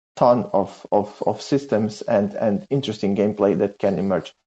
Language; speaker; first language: English; non-native, fluent; Serbian